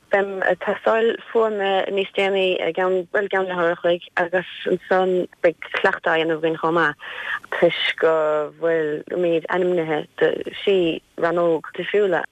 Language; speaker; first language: Irish; native; Irish